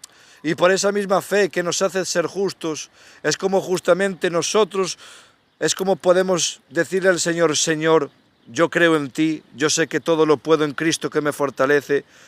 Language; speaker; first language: Spanish; native; Spanish